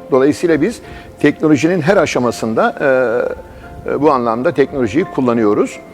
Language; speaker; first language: Turkish; native; Turkish